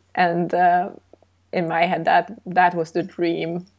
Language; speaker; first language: English; early bilingual, other home language; Hungarian